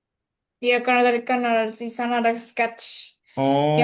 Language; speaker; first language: Indonesian; non-native, learner; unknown